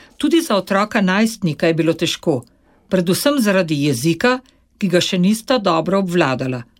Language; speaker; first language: Slovenian; native; Slovenian